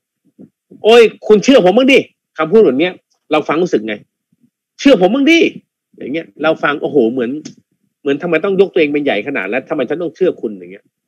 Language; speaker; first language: Thai; native; Thai